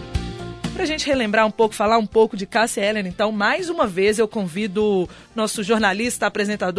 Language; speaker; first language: Portuguese; native; Portuguese